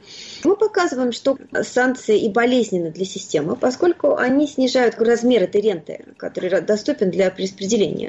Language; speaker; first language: Russian; native; Russian